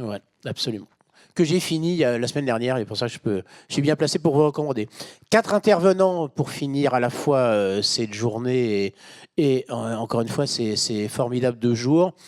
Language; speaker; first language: French; native; French